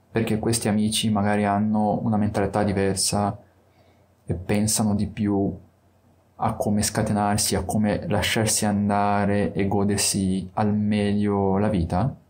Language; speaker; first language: Italian; native; Italian